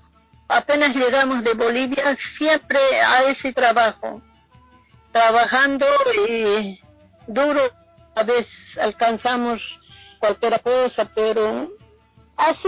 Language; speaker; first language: Spanish; non-native, local second language; Quechua